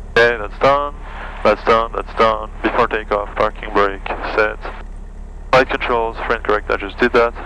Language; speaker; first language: English; non-native, fluent; French